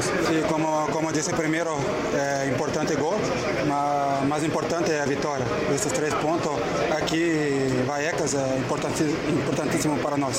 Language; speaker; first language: Italian; non-native, learner; Portuguese